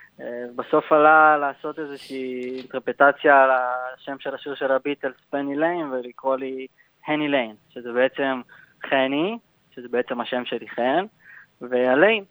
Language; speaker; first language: Hebrew; native; Hebrew